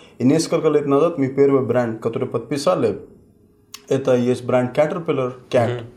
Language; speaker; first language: Russian; non-native, fluent; Hindi